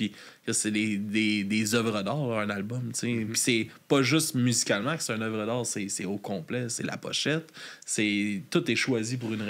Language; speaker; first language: French; native; French